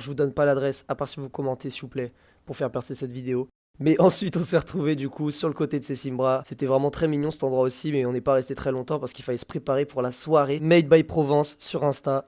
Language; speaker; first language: French; native; French